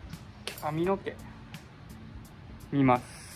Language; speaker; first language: Japanese; native; Japanese